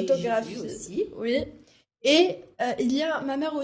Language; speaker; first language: French; non-native, local second language; Arabic